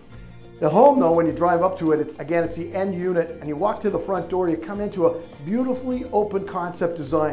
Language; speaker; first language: English; native; English